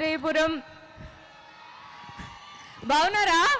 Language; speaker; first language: Telugu; non-native, fluent; Malayalam